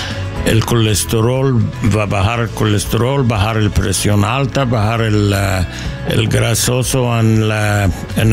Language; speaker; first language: Spanish; non-native, learner; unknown